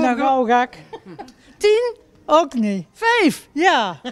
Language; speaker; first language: Dutch; native; Dutch